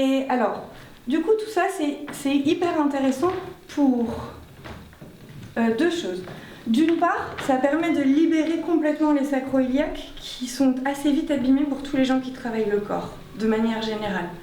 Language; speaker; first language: French; native; French